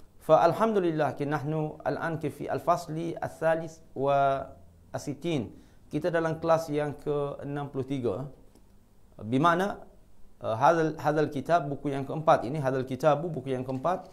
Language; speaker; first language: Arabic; non-native, fluent; Malay